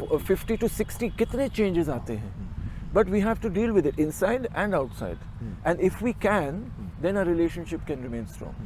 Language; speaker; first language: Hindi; non-native, local second language; Marathi